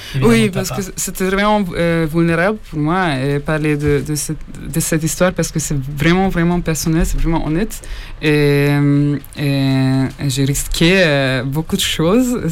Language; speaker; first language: French; non-native, learner; Hungarian